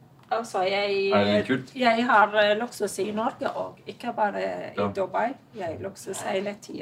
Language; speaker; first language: Norwegian; non-native, learner; Arabic